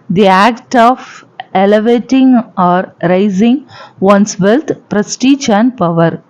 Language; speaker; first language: English; non-native, local second language; Tamil